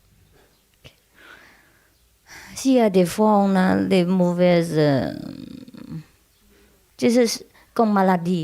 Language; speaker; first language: French; non-native, learner; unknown